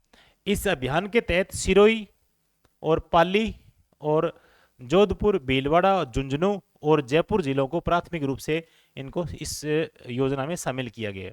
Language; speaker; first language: Hindi; native; Hindi